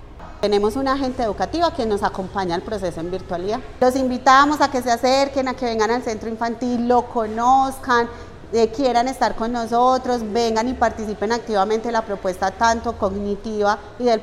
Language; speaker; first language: Spanish; native; Spanish